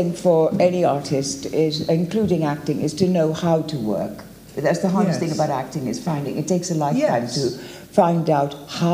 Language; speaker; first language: English; native; English